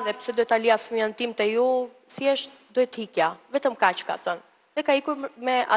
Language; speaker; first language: Albanian; early bilingual, heritage; Albanian